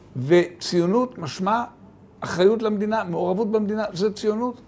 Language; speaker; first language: Hebrew; native; Hebrew